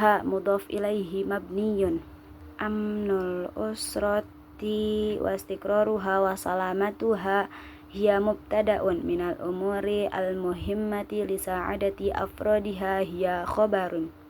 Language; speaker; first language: Arabic; non-native, learner; Indonesian